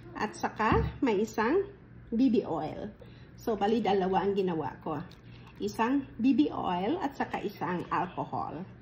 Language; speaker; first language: Filipino; non-native, local second language; Cebuano